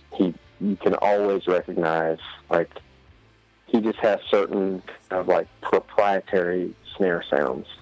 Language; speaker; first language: English; native; English